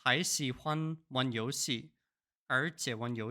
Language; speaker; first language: Chinese; non-native, learner; English